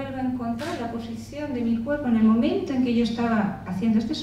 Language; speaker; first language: Spanish; native; Spanish